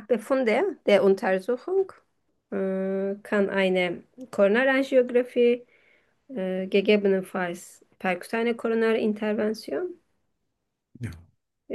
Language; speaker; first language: German; non-native, fluent; Turkish